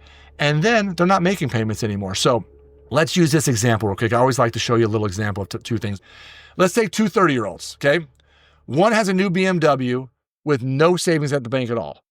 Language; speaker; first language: English; native; English